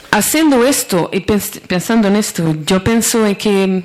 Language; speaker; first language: Spanish; non-native, learner; Portuguese